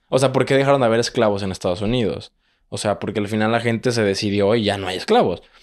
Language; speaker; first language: Spanish; native; Spanish